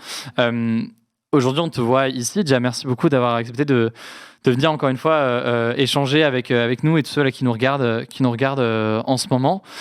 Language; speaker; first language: French; native; French